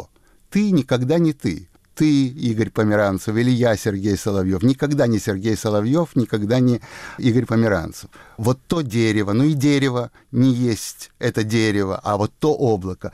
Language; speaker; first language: Russian; native; Russian